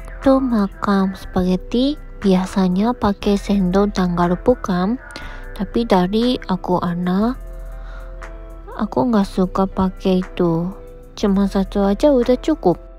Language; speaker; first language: Indonesian; non-native, learner; Japanese